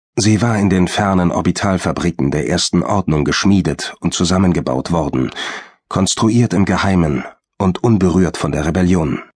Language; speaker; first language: German; native; German